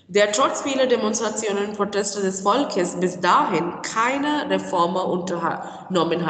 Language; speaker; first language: German; non-native, fluent; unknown